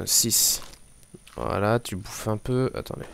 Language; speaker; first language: French; native; French